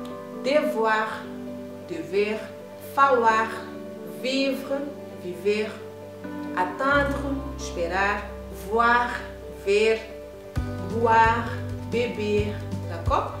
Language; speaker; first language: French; non-native, fluent; Portuguese